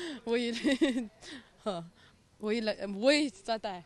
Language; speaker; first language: Hindi; non-native, local second language; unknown